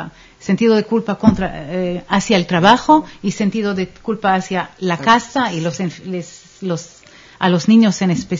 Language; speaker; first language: Spanish; non-native, fluent; Hebrew